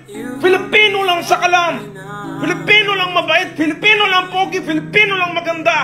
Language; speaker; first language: Filipino; early bilingual, other home language; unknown